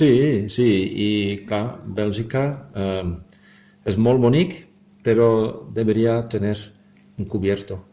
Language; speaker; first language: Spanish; non-native, fluent; Dutch